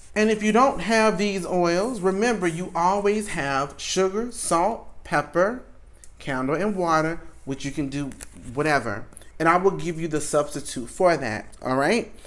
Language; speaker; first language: English; native; English